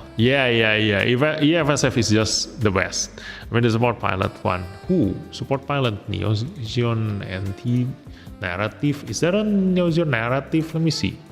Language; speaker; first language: English; non-native, fluent; Indonesian